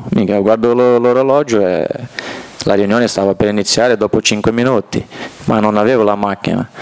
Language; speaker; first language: Italian; non-native, fluent; Portuguese